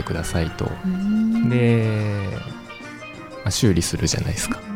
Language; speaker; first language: Japanese; native; Japanese